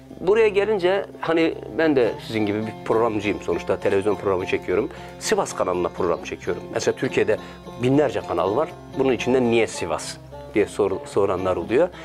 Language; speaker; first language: Turkish; native; Turkish